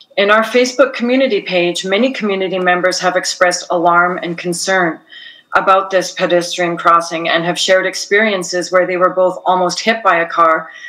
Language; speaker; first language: English; native; English